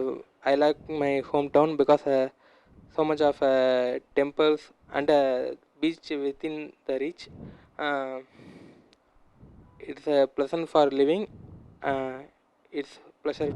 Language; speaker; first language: English; non-native, learner; Tamil